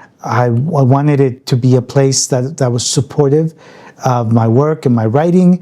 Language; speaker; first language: English; early bilingual, other home language; Spanish